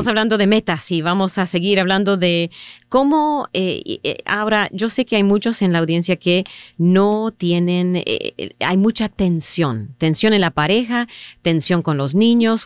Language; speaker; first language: Spanish; early bilingual, heritage; Spanish